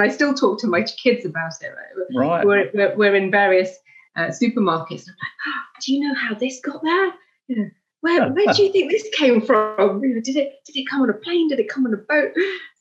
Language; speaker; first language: English; native; English